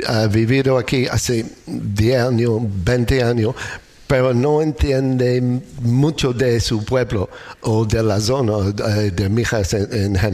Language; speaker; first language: Spanish; non-native, learner; English